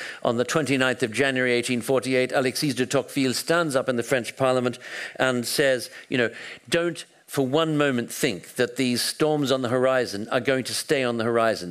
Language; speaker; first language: English; native; English